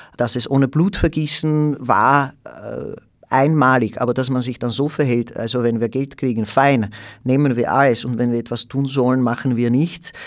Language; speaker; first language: German; non-native, fluent; Slovak